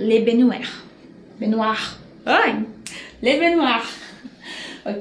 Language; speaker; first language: French; non-native, fluent; Portuguese